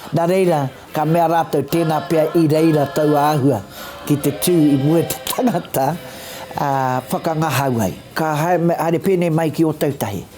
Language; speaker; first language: Māori; native; Māori